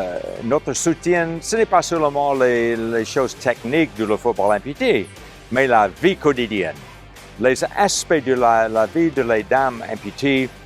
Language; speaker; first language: French; non-native, local second language; Haitian Creole